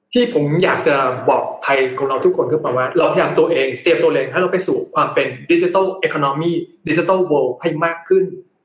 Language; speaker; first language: Thai; native; Thai